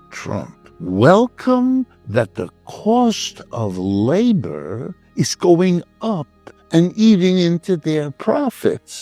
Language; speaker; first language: English; native; English